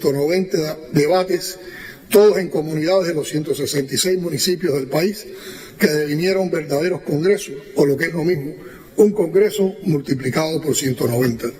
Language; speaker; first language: Spanish; native; Spanish